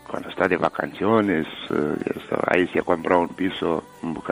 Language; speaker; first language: Spanish; non-native, learner; Romanian